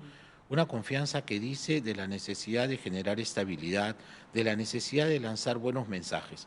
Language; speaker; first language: Spanish; native; Spanish